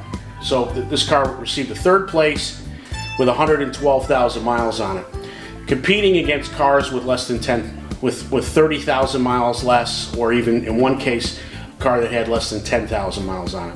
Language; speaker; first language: English; native; English